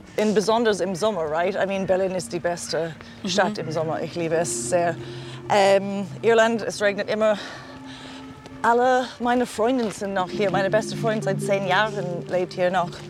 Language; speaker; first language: German; non-native, fluent; English